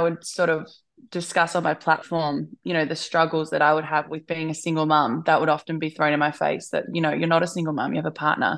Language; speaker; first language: English; native; English